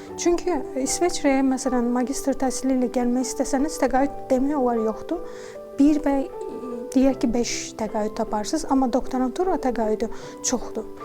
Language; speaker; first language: Azerbaijani; native; Azerbaijani